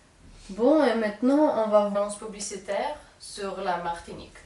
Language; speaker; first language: French; non-native, learner; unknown